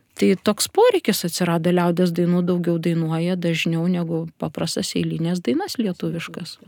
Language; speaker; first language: Lithuanian; native; Lithuanian